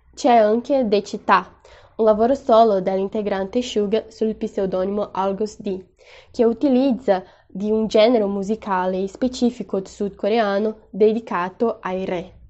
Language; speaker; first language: Italian; non-native, learner; Portuguese